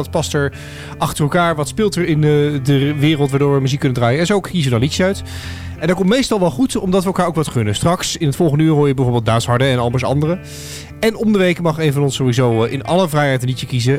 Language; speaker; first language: Dutch; native; Dutch